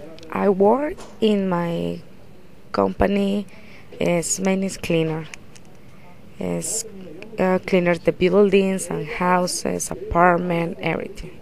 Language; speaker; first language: English; non-native, learner; Spanish